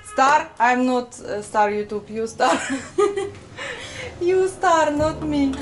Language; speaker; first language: English; non-native, learner; Russian